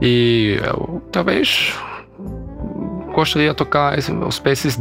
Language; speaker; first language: Portuguese; early bilingual, heritage; German